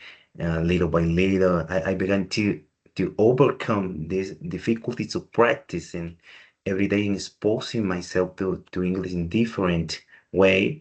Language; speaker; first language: English; non-native, learner; Spanish